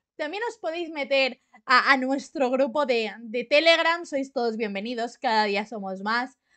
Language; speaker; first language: Spanish; native; Spanish